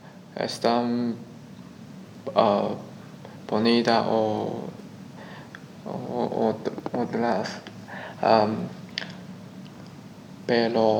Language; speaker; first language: Spanish; non-native, learner; Chinese